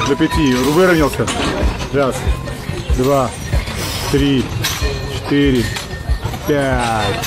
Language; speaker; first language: Russian; native; Russian